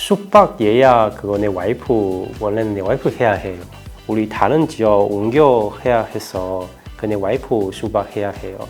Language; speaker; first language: Korean; non-native, learner; Chinese